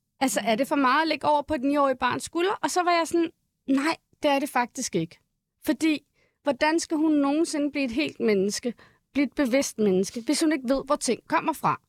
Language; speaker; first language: Danish; early bilingual, other home language; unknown